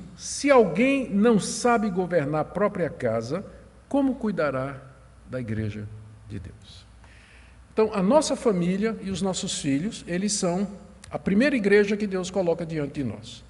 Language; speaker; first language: Portuguese; native; Portuguese